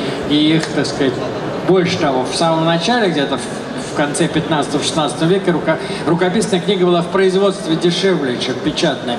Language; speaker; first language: Russian; native; Russian